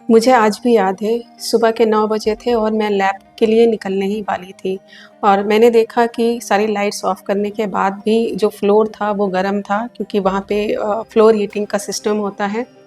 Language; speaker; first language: Hindi; native; Hindi